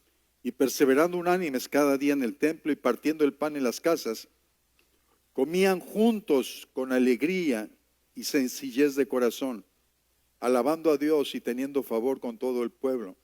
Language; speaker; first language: Spanish; native; Spanish